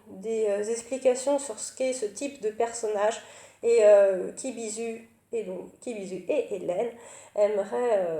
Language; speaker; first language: French; native; French